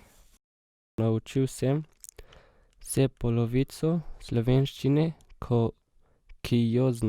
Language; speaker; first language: Slovenian; early bilingual, other home language; Arabic